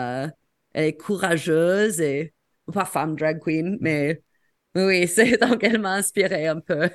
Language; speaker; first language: French; non-native, fluent; English